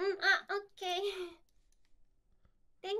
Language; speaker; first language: English; non-native, learner; Korean